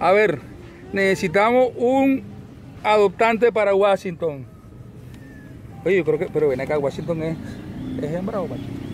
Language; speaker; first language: Spanish; native; Spanish